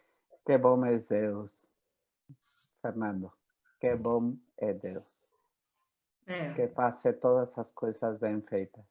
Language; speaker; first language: Portuguese; non-native, fluent; Spanish